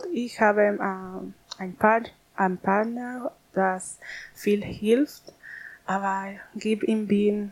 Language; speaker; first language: German; non-native, learner; Spanish